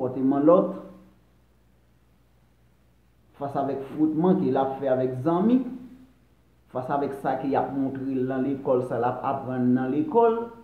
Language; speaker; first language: French; non-native, local second language; Haitian Creole